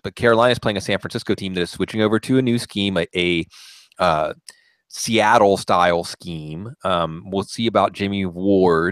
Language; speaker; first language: English; native; English